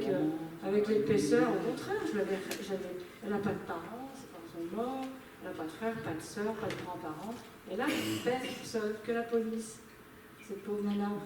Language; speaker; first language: French; native; French